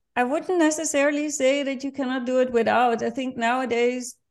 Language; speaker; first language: English; non-native, fluent; Dutch